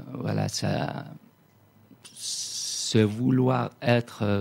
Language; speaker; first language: French; non-native, local second language; Kabyle